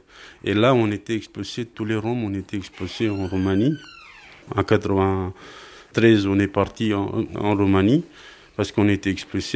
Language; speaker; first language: French; non-native, fluent; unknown